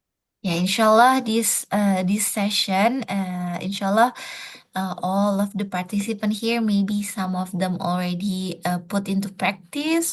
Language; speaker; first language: English; non-native, fluent; Indonesian